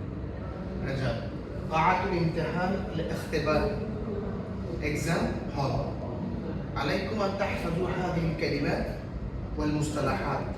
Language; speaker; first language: Arabic; non-native, fluent; Bangla